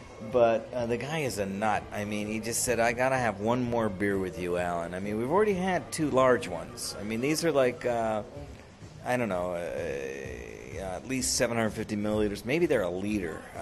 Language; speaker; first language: English; native; English